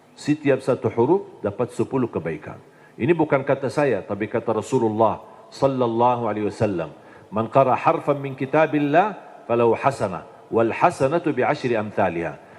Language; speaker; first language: Indonesian; non-native, fluent; Arabic